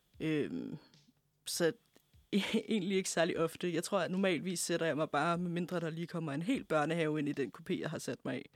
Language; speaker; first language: Danish; native; Danish